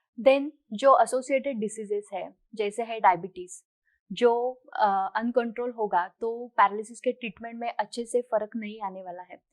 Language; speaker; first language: Hindi; non-native, local second language; Marathi